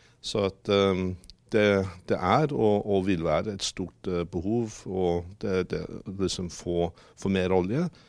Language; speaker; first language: Norwegian; non-native, fluent; English